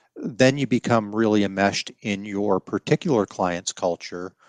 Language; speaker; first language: English; native; English